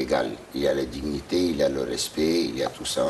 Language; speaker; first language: French; non-native, fluent; Arabic